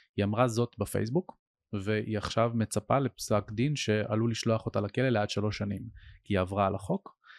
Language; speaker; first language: Hebrew; native; Hebrew